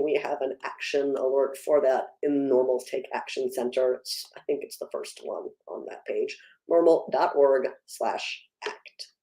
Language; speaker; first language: English; native; English